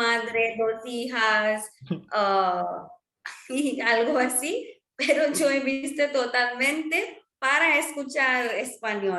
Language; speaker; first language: Spanish; non-native, fluent; Marwari